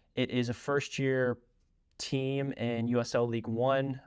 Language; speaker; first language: English; native; English